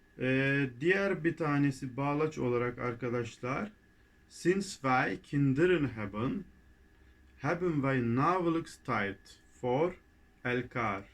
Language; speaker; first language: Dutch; non-native, fluent; Turkish